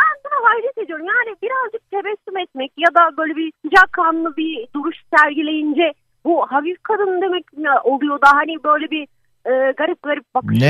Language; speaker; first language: Turkish; native; Turkish